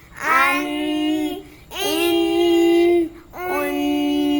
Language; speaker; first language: Arabic; non-native, learner; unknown